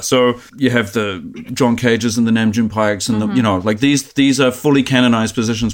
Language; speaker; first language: English; native; English